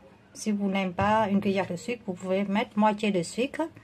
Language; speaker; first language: French; non-native, fluent; Vietnamese